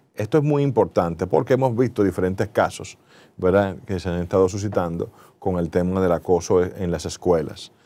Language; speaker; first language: Spanish; native; Spanish